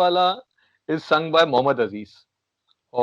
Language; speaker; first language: Hindi; native; Hindi